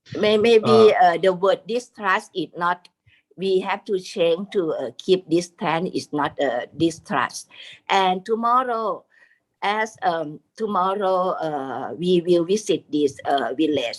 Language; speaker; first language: English; non-native, fluent; Thai